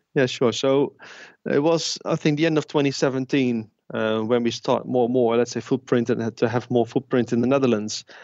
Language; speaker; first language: English; non-native, fluent; Dutch